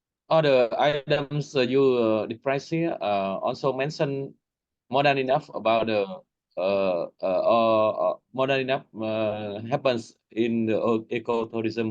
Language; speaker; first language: English; non-native, learner; Vietnamese